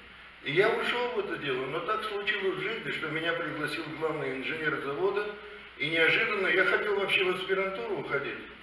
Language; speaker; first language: Russian; native; Russian